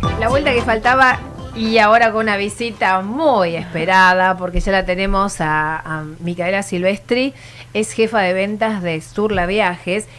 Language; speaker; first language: Spanish; native; Spanish